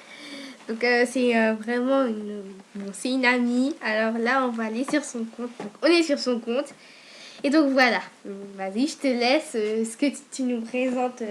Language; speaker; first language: French; native; French